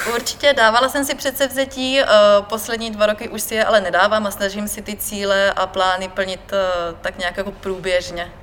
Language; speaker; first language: Czech; native; Czech